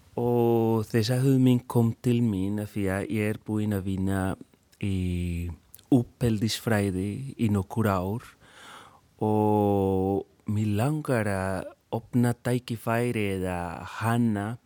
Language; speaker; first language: Icelandic; non-native, fluent; Spanish